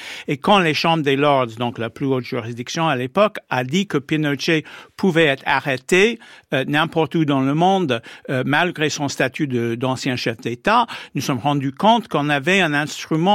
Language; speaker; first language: French; non-native, fluent; English